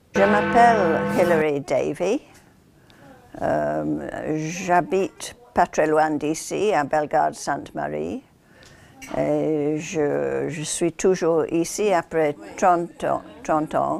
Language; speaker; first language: French; non-native, fluent; English